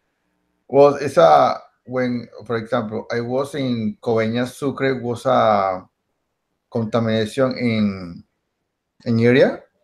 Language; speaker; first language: English; non-native, learner; Spanish